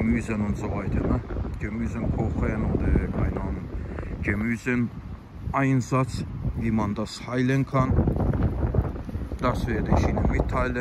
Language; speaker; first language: German; non-native, fluent; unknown